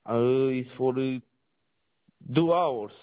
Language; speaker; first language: English; non-native, learner; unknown